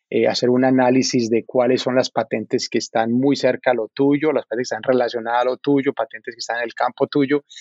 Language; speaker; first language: Spanish; native; Spanish